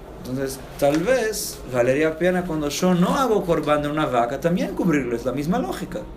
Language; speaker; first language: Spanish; non-native, fluent; Portuguese